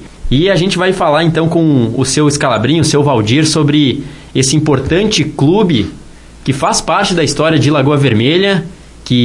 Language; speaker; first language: Portuguese; native; Portuguese